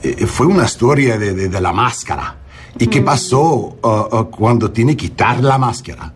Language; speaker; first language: Spanish; early bilingual, heritage; English